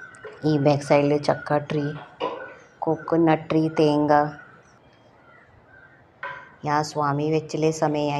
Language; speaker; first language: Malayalam; non-native, learner; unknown